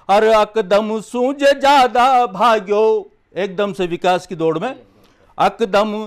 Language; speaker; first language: Hindi; native; Hindi